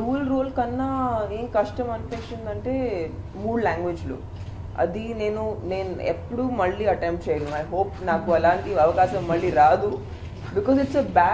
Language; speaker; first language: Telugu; non-native, fluent; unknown